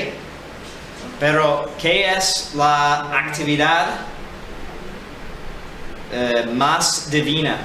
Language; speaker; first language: Spanish; non-native, fluent; English